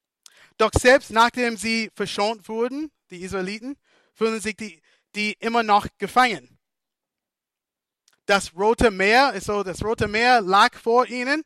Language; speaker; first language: German; non-native, fluent; English